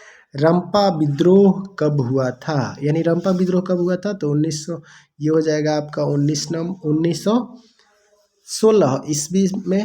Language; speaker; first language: Hindi; non-native, local second language; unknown